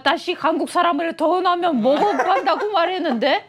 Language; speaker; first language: Korean; non-native, learner; Russian